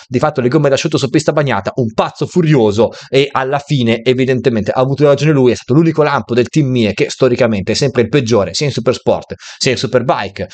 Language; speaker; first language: Italian; native; Italian